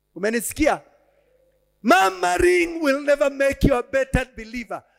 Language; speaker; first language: English; non-native, local second language; Swahili